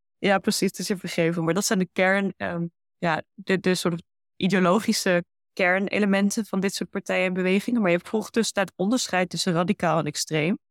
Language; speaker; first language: Dutch; early bilingual, heritage; Dutch